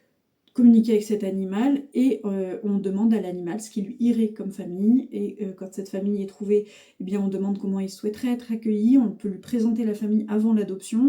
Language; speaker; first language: French; native; French